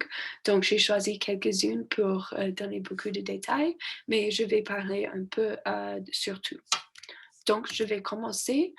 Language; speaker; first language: French; non-native, learner; English